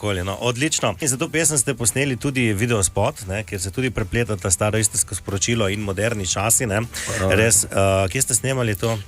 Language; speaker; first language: Slovenian; native; Slovenian